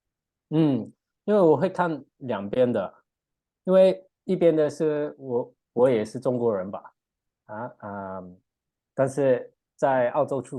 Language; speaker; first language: Chinese; early bilingual, heritage; English